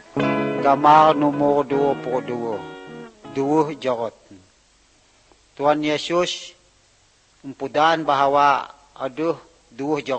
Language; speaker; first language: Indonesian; non-native, local second language; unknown